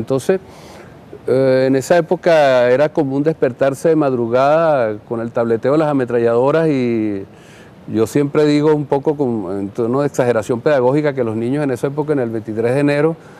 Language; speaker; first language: Spanish; native; Spanish